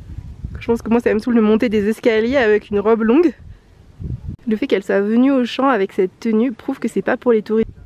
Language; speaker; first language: French; native; French